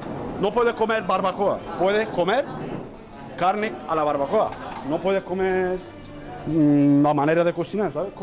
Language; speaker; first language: Spanish; non-native, learner; Turkish